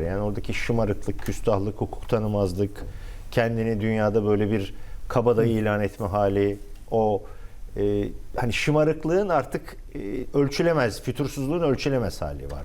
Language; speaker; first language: Turkish; native; Turkish